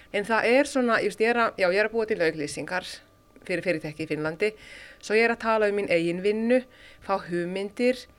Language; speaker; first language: Icelandic; non-native, fluent; Finnish